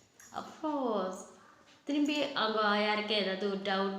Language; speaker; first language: Tamil; non-native, local second language; Odia